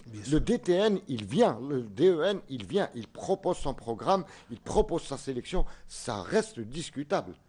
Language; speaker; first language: French; non-native, local second language; Arabic